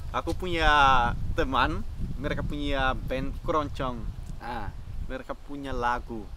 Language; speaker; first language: Indonesian; non-native, fluent; Dutch